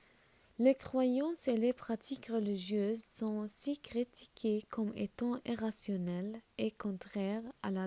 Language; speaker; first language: French; non-native, learner; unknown